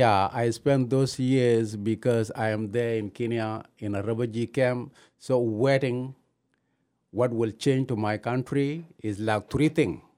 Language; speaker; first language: English; non-native, learner; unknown